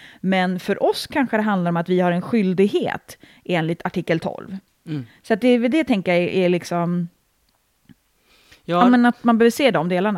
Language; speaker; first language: Swedish; native; Swedish